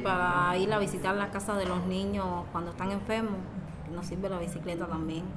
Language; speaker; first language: Spanish; native; Spanish